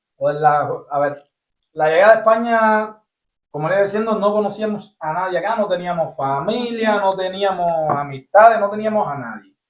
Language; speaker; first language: Spanish; native; Spanish